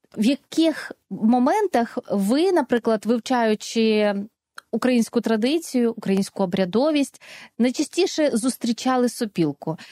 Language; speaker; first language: Ukrainian; native; Ukrainian